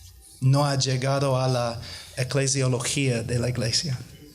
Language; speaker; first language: Spanish; non-native, fluent; English